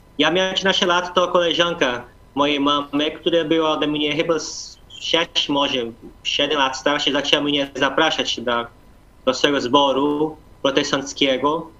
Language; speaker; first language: Polish; non-native, fluent; Portuguese